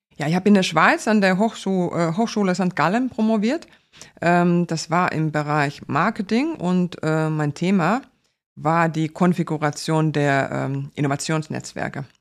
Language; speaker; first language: German; non-native, fluent; Finnish